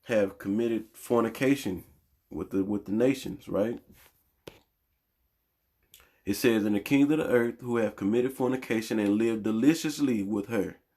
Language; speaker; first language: English; native; English